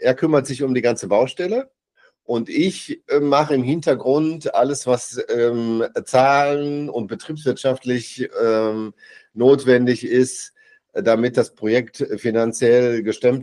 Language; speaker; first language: German; native; German